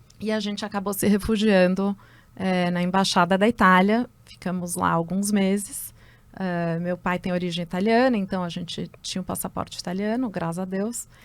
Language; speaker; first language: Portuguese; early bilingual, other home language; Spanish